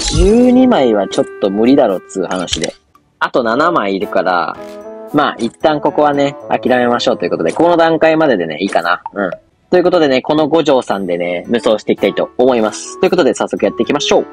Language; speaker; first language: Japanese; native; Japanese